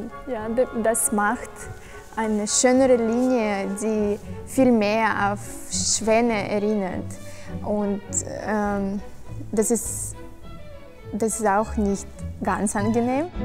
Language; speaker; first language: German; non-native, fluent; Russian